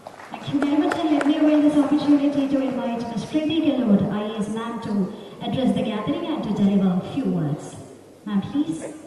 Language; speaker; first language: English; non-native, local second language; Malayalam